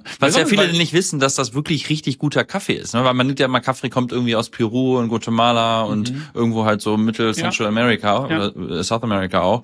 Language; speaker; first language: German; native; German